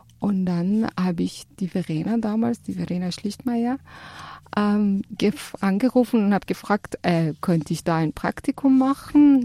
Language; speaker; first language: German; non-native, fluent; Persian